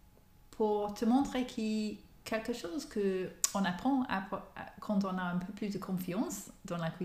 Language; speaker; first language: French; non-native, fluent; English